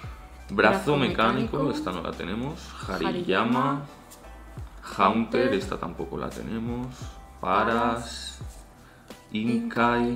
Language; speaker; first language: Spanish; native; Spanish